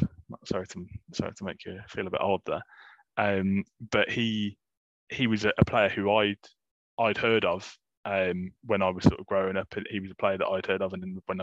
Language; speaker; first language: English; native; English